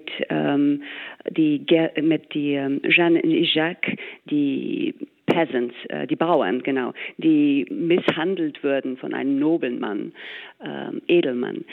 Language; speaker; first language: German; non-native, fluent; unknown